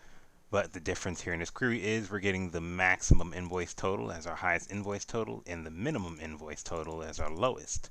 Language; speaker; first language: English; native; English